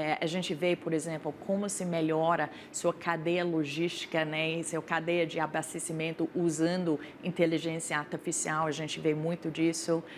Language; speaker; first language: Portuguese; non-native, fluent; English